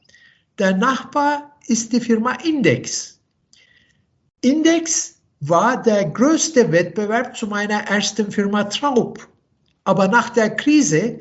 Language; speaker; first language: German; non-native, fluent; Turkish